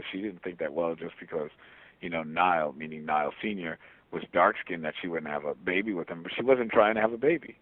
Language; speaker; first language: English; native; English